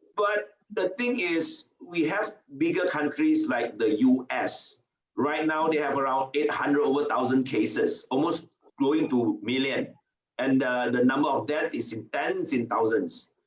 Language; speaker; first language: English; non-native, local second language; Chinese